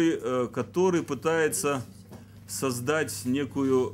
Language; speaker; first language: Russian; native; Russian